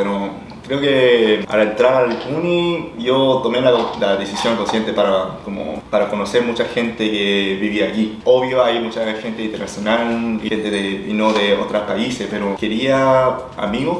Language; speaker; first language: Spanish; non-native, fluent; Korean